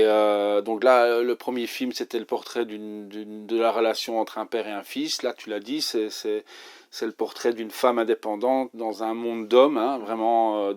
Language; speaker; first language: French; native; French